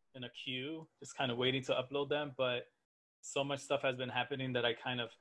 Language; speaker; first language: English; native; English